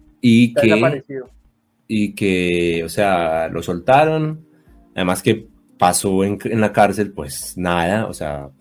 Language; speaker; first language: Spanish; native; Spanish